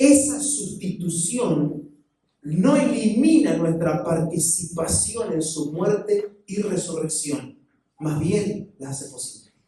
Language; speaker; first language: Spanish; native; Spanish